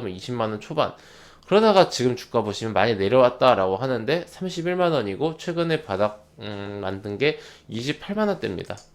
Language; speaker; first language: Korean; native; Korean